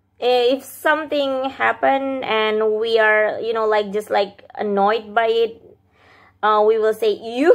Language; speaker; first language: English; non-native, fluent; Indonesian